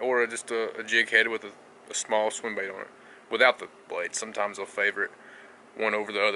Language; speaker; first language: English; native; English